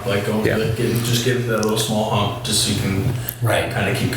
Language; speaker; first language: English; native; English